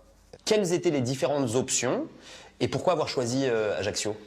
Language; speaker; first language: French; native; French